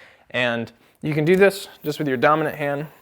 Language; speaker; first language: English; native; English